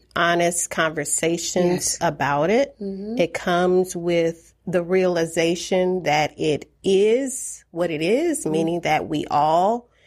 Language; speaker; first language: English; native; English